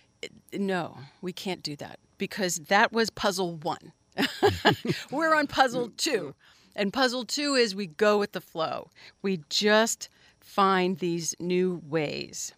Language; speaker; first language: English; native; English